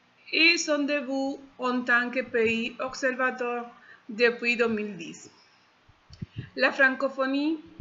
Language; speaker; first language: French; non-native, fluent; Spanish